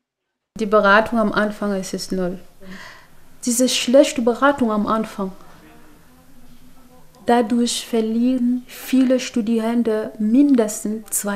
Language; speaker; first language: German; non-native, fluent; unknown